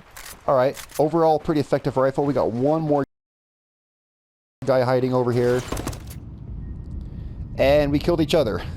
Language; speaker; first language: English; native; English